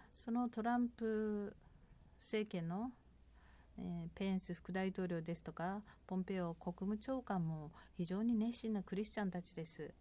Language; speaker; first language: Japanese; non-native, fluent; Korean